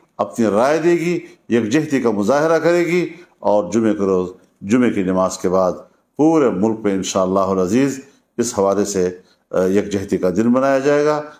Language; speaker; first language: Urdu; non-native, local second language; Pashto